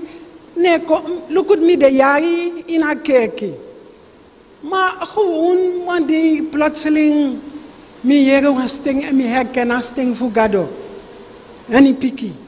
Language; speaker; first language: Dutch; non-native, local second language; Sranan Tongo